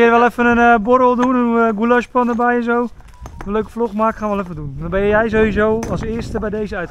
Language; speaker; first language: Dutch; native; Dutch